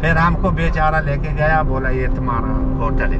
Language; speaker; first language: Hindi; non-native, learner; Arabic